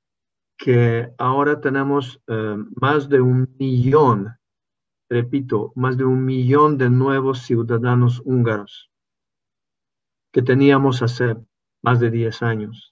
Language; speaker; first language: Spanish; non-native, fluent; Hungarian